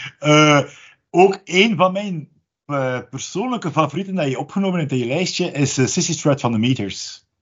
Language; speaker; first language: Dutch; native; Dutch